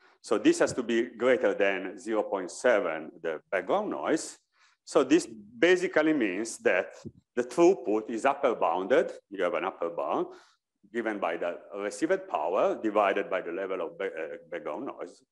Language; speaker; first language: English; non-native, fluent; Italian